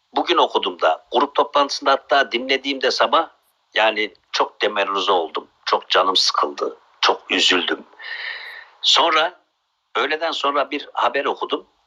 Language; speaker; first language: Turkish; native; Turkish